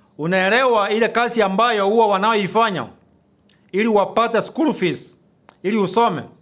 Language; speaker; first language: Swahili; non-native, local second language; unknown